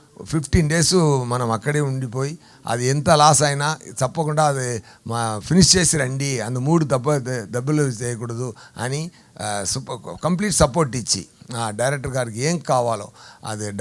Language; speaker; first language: Telugu; non-native, fluent; Tamil